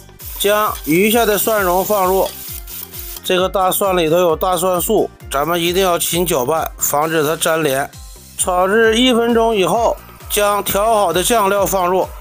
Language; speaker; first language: Chinese; native; Chinese